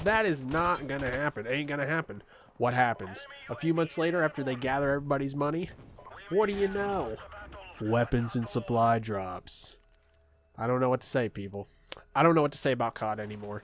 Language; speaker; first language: English; native; English